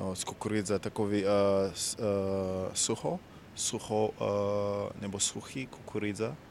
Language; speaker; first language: Czech; non-native, learner; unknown